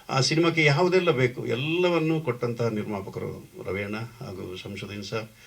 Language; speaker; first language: Kannada; non-native, local second language; Tulu